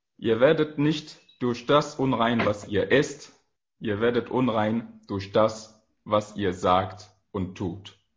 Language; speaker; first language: German; non-native, fluent; French